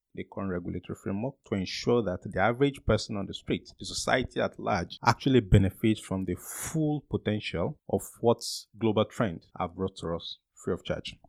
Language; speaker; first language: English; non-native, local second language; Yoruba